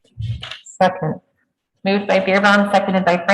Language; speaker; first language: English; native; English